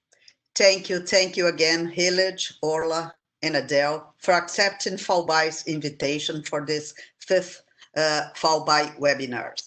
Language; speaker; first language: English; non-native, fluent; Portuguese